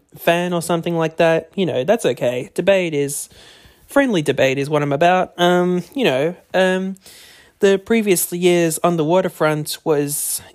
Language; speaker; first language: English; native; English